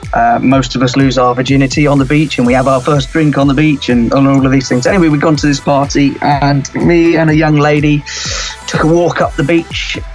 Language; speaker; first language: English; native; English